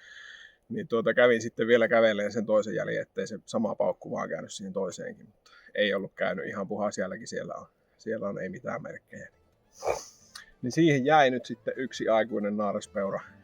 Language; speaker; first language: Finnish; native; Finnish